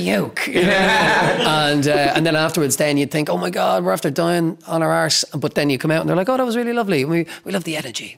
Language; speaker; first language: English; native; English